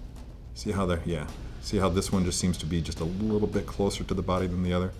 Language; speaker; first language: English; native; English